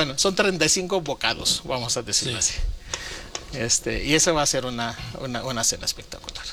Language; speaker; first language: Spanish; non-native, fluent; Greek